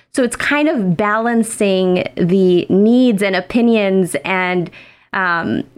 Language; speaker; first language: English; non-native, local second language; Filipino